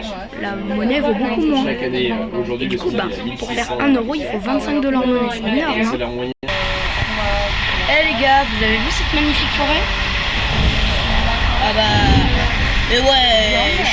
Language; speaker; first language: French; native; French